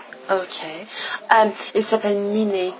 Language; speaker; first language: French; non-native, fluent; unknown